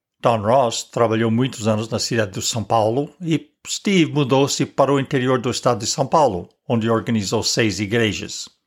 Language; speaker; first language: Portuguese; non-native, fluent; English